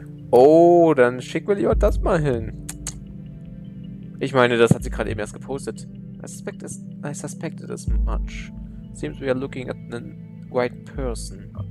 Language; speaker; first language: German; native; German